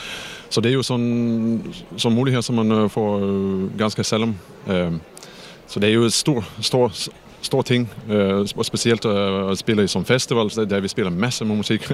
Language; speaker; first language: Danish; non-native, fluent; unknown